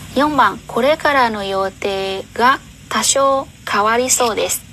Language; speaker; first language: Japanese; non-native, fluent; Vietnamese